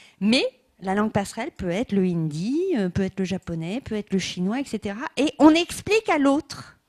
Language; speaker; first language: French; non-native, fluent; English